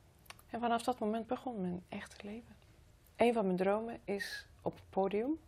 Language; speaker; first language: Dutch; non-native, fluent; Greek